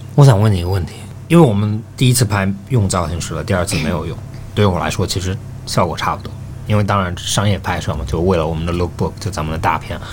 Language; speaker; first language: Chinese; early bilingual, heritage; Chinese